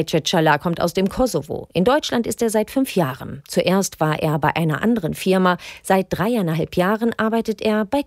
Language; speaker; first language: German; native; German